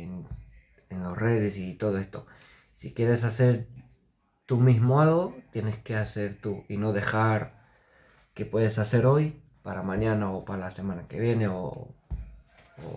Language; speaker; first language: Spanish; non-native, fluent; Romanian